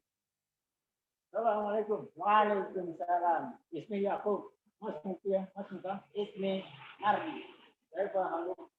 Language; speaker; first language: Arabic; non-native, learner; Indonesian